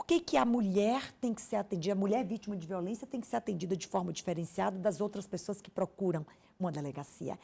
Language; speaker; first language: Portuguese; native; Portuguese